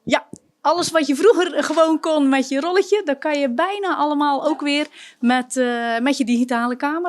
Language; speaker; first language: Dutch; native; Dutch